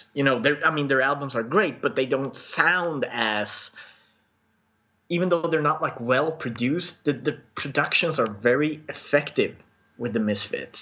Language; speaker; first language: English; non-native, fluent; Swedish